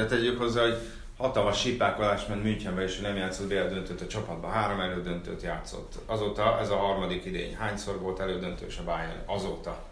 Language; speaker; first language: Hungarian; native; Hungarian